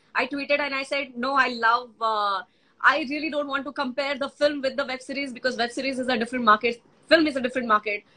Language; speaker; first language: Hindi; non-native, local second language; Gujarati